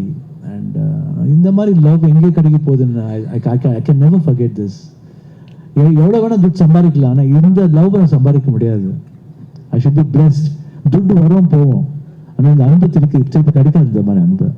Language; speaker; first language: Tamil; non-native, local second language; Kannada